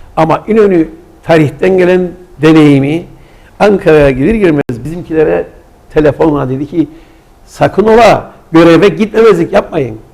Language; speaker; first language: Turkish; native; Turkish